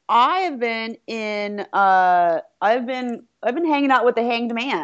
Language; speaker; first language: English; native; English